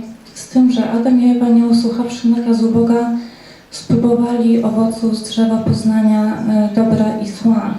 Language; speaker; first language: Polish; native; Polish